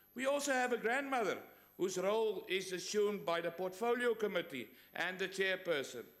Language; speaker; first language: English; non-native, local second language; Afrikaans